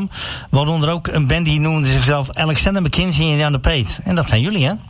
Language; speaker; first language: Dutch; native; Dutch